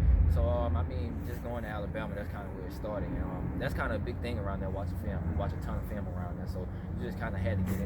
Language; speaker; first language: English; native; English